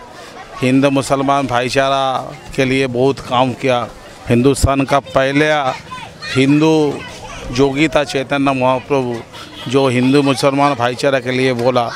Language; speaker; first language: Hindi; non-native, local second language; Bangla